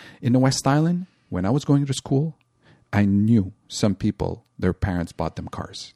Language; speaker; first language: English; non-native, local second language; French